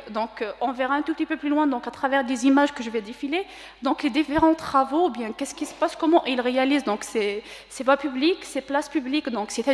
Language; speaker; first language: French; non-native, local second language; Kabyle